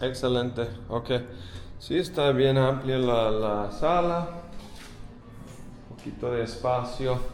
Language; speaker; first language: Spanish; non-native, learner; English